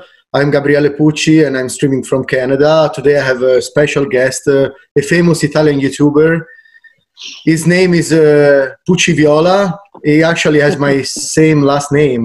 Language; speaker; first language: English; non-native, fluent; Italian